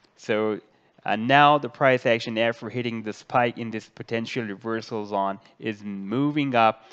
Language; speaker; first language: English; non-native, local second language; Urdu